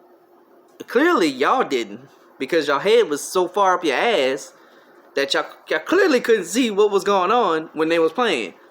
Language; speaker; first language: English; native; English